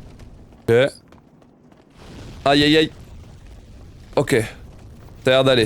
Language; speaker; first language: French; native; French